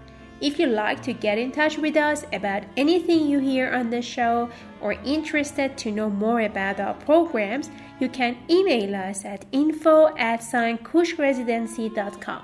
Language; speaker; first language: English; non-native, fluent; Persian